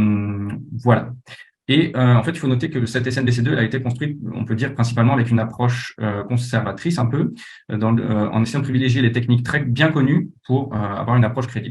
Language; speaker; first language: French; native; French